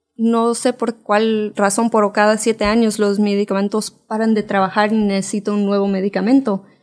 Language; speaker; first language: Spanish; early bilingual, heritage; Spanish